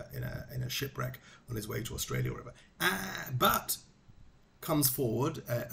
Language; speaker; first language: English; native; English